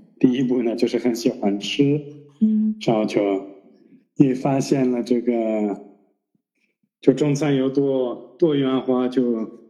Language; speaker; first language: Chinese; non-native, fluent; French